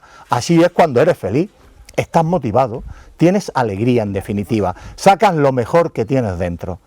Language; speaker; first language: Spanish; native; Spanish